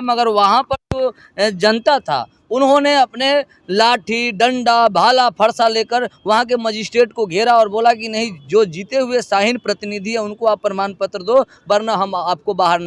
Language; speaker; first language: Hindi; native; Hindi